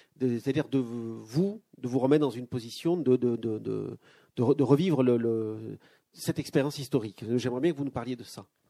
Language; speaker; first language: French; native; French